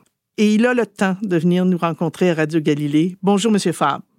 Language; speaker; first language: French; native; French